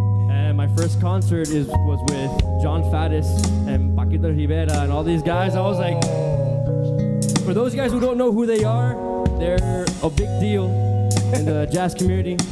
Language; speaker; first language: English; early bilingual, other home language; Spanish